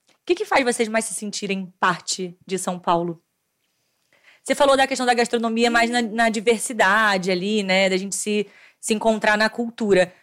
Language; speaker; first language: Portuguese; native; Portuguese